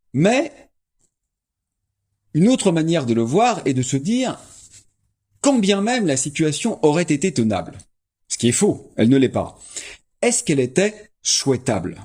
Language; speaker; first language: French; native; French